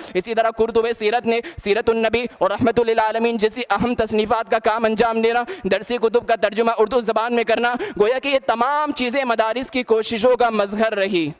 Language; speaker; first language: Urdu; native; Urdu